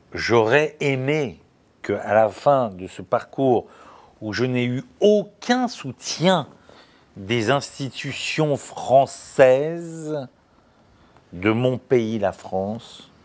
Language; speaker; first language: French; native; French